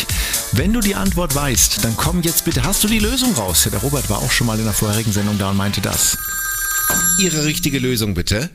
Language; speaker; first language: German; native; German